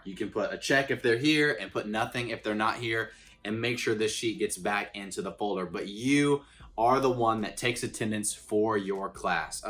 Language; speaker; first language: English; native; English